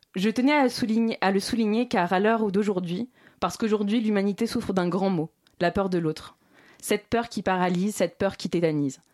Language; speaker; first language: French; non-native, fluent; Russian